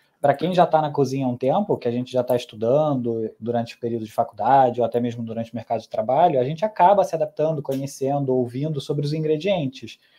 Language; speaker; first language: Portuguese; native; Portuguese